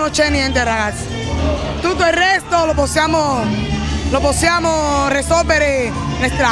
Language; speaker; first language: Italian; non-native, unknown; Spanish